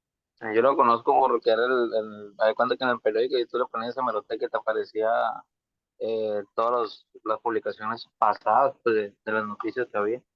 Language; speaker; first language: Spanish; native; Spanish